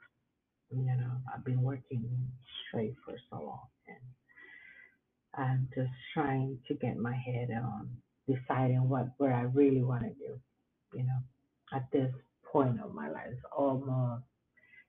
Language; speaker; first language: English; non-native, fluent; Spanish